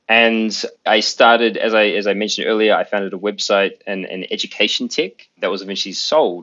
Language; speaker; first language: English; native; English